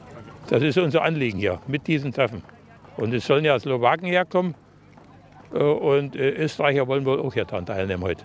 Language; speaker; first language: German; native; German